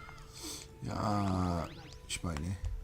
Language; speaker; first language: Japanese; non-native, learner; English